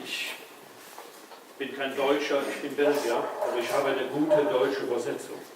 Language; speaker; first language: German; non-native, fluent; French